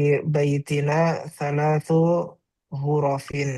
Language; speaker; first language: Arabic; non-native, learner; Indonesian